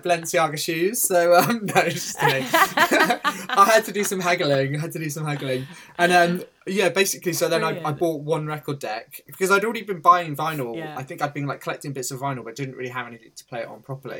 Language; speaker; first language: English; native; English